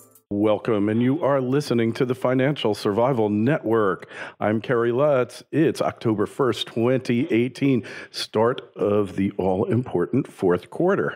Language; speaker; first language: English; native; English